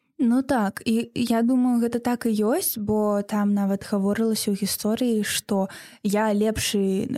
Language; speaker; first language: Belarusian; non-native, local second language; Russian